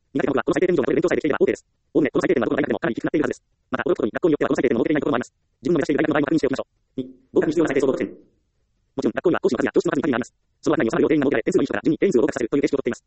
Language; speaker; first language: Japanese; native; Japanese